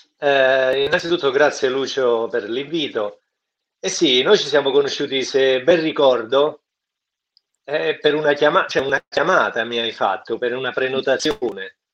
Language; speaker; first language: Italian; native; Italian